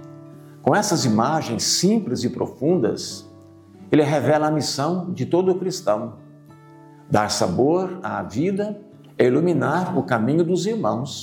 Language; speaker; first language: Portuguese; native; Portuguese